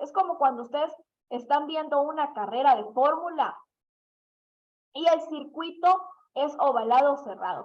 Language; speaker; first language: Spanish; native; Spanish